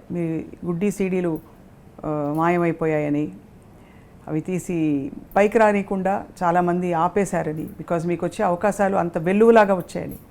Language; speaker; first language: Telugu; native; Telugu